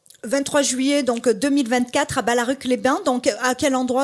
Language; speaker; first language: French; native; French